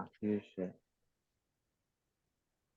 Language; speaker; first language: English; non-native, learner; Spanish